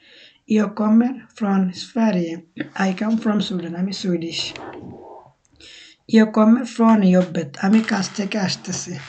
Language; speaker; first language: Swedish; non-native, learner; Bangla